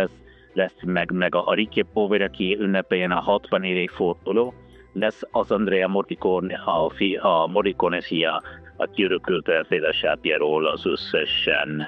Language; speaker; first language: Hungarian; non-native, learner; Italian